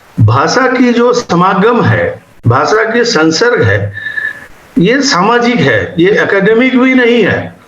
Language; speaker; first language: Hindi; non-native, local second language; Odia